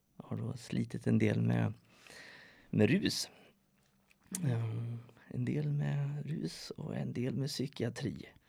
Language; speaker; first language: Swedish; native; Swedish